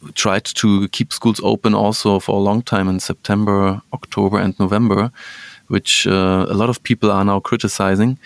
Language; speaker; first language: English; non-native, fluent; German